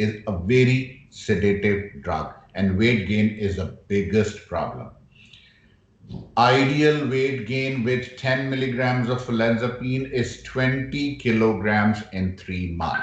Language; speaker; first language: English; non-native, local second language; Urdu